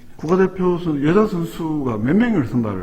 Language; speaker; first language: Korean; native; Korean